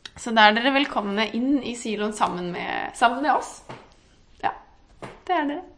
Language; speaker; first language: Norwegian; native; Norwegian